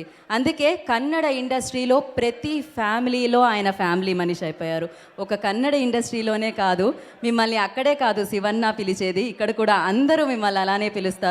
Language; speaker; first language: Telugu; native; Telugu